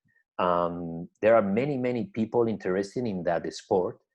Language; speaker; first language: English; non-native, learner; Spanish